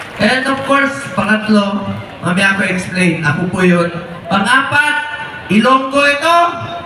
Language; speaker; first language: Filipino; non-native, local second language; Cebuano